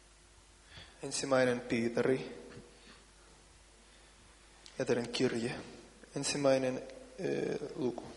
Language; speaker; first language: Finnish; non-native, learner; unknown